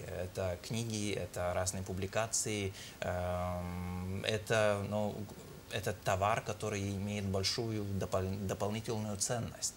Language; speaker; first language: Russian; non-native, fluent; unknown